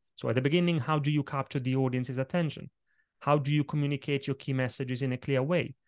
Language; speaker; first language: English; non-native, fluent; Italian